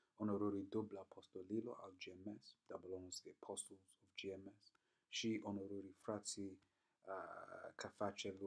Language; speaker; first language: Romanian; non-native, learner; English